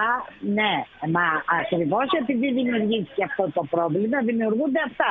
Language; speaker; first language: Greek; native; Greek